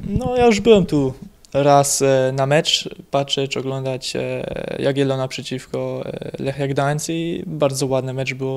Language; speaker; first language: Polish; early bilingual, heritage; Polish